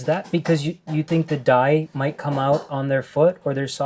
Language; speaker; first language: English; early bilingual, heritage; English